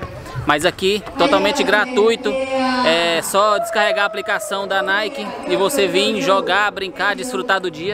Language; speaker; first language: Portuguese; native; Portuguese